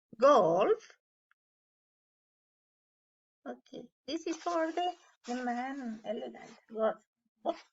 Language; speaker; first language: English; non-native, learner; Spanish